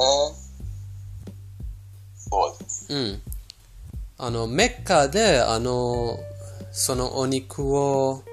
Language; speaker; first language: Japanese; non-native, fluent; Persian